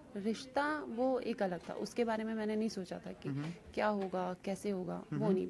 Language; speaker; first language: Hindi; native; Hindi